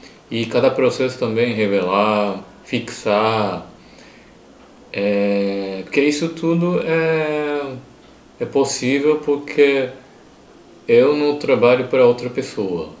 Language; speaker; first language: Portuguese; non-native, fluent; Japanese